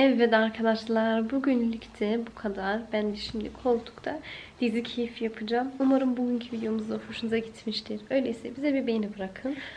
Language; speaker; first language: Turkish; early bilingual, heritage; Turkish